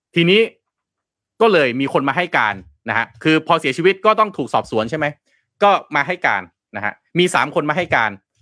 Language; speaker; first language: Thai; non-native, local second language; Lao